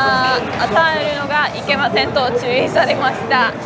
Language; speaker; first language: Japanese; non-native, learner; Dutch